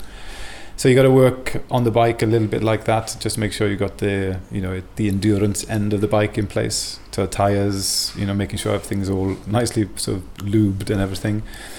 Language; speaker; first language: English; native; English